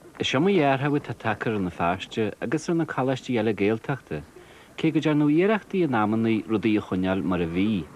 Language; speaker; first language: Irish; native; Irish